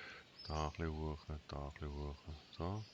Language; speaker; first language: German; native; German